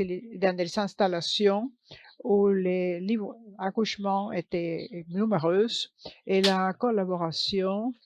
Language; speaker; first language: French; non-native, learner; English